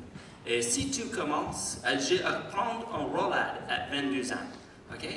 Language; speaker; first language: French; non-native, learner; English